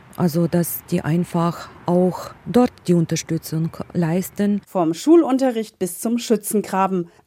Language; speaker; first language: German; non-native, fluent; Ukrainian